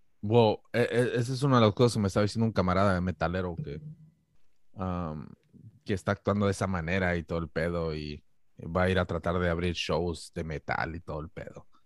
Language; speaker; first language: Spanish; native; Spanish